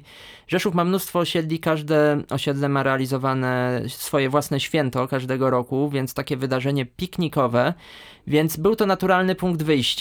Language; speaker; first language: Polish; native; Polish